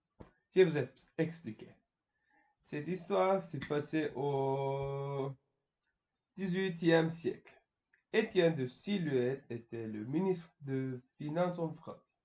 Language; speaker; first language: French; non-native, learner; Turkish